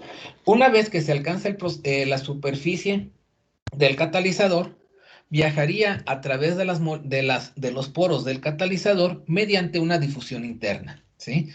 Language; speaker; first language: Spanish; native; Spanish